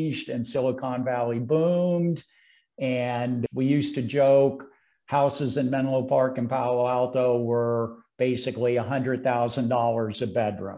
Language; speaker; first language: English; native; English